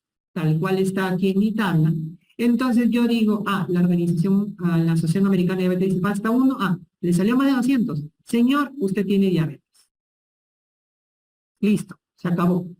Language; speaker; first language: Spanish; native; Spanish